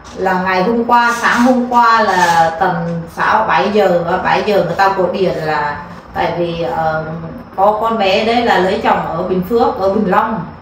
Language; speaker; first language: Vietnamese; non-native, local second language; Eastern Cham